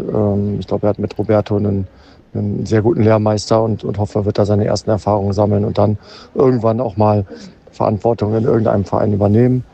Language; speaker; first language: German; native; German